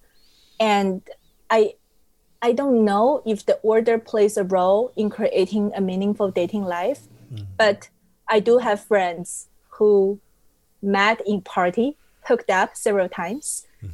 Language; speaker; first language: English; non-native, fluent; Chinese